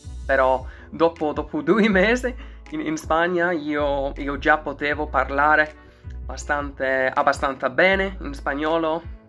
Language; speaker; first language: Italian; non-native, learner; English